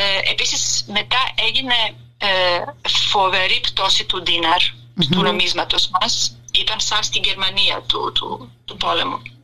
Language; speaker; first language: Greek; non-native, fluent; Serbian